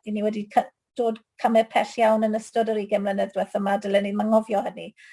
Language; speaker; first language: Welsh; native; Welsh